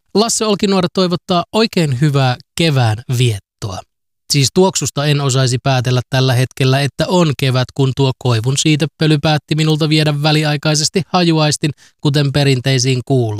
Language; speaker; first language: Finnish; native; Finnish